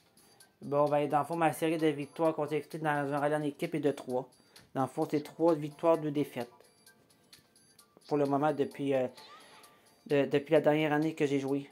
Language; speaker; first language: French; native; French